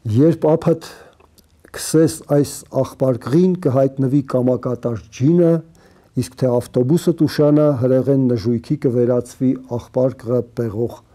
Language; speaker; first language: Armenian; native; Armenian